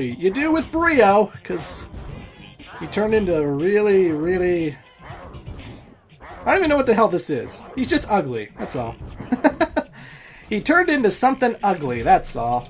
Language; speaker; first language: English; native; English